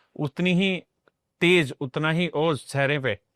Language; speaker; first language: Hindi; non-native, local second language; Punjabi